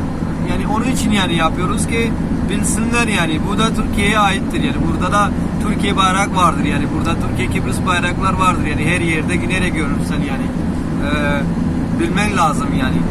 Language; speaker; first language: Turkish; non-native, learner; Urdu